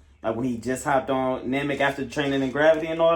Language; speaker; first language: English; native; English